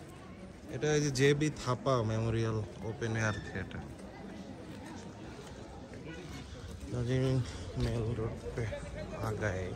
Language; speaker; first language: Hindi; non-native, learner; Bangla